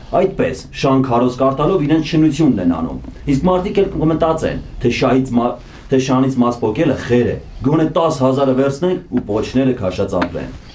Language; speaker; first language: Armenian; native; Armenian